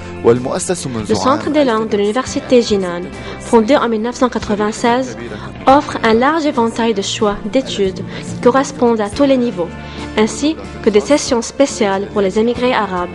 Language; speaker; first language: French; non-native, local second language; Arabic